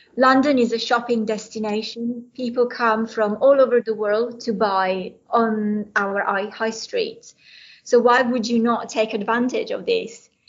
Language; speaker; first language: English; non-native, fluent; Italian